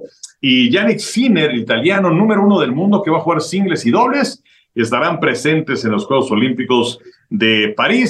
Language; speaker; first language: Spanish; native; Spanish